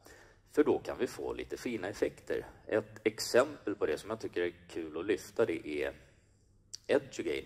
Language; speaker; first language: Swedish; native; Swedish